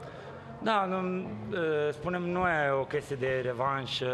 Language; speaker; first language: Romanian; non-native, fluent; Italian